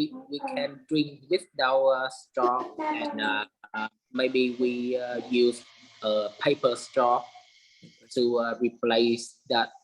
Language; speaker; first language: English; non-native, learner; Vietnamese